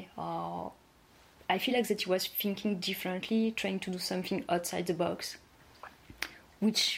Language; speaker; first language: English; non-native, fluent; French